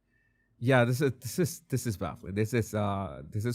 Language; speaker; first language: English; non-native, fluent; Spanish